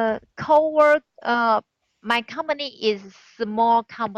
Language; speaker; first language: English; non-native, learner; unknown